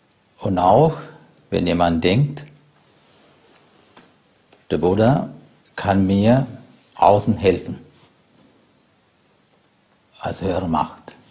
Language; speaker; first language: German; non-native, fluent; Sinhala